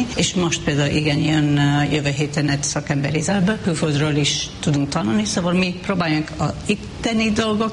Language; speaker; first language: Hungarian; non-native, fluent; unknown